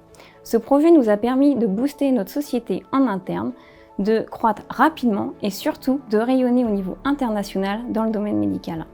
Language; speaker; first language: French; native; French